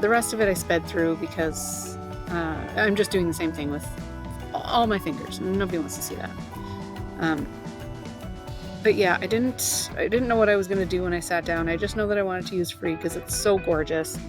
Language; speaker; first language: English; native; English